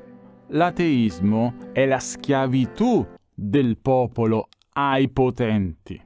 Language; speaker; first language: Italian; native; Italian